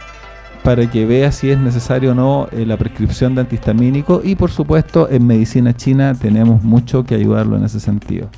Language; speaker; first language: Spanish; native; Spanish